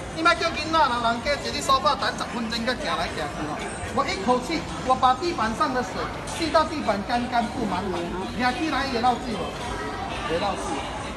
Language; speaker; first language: Chinese; non-native, local second language; Tamil